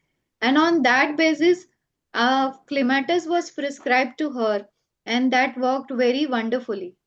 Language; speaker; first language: English; non-native, local second language; Gujarati